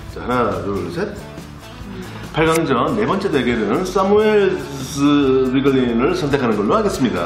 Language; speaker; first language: Korean; native; Korean